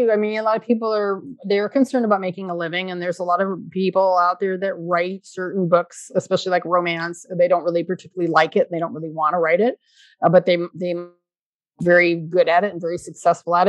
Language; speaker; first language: English; native; English